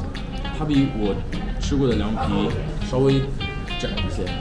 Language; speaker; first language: Chinese; early bilingual, heritage; Chinese